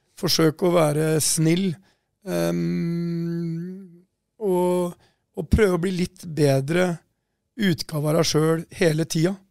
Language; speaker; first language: Norwegian; native; Norwegian